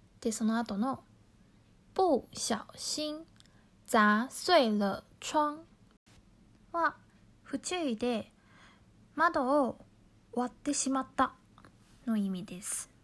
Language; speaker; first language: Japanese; non-native, fluent; Chinese